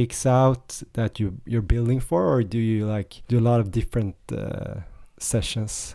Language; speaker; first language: English; non-native, fluent; Swedish